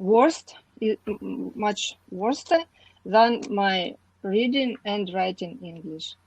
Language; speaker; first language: English; non-native, learner; Russian